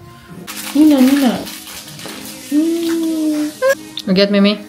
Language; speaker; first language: French; non-native, learner; Indonesian